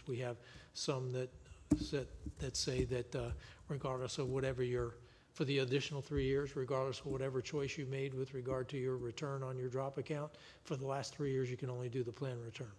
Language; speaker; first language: English; native; English